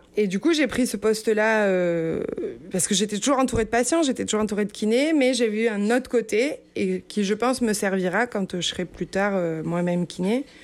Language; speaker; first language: French; native; French